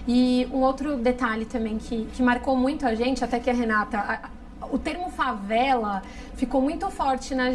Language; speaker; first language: Portuguese; native; Portuguese